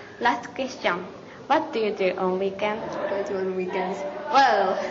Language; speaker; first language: English; non-native, learner; Japanese